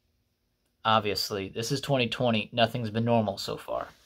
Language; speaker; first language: English; native; English